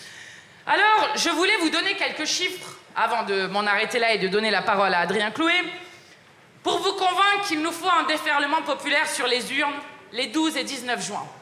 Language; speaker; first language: French; native; French